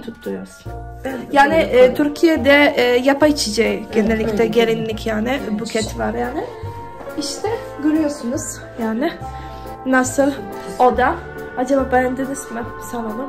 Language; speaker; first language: Turkish; non-native, learner; Polish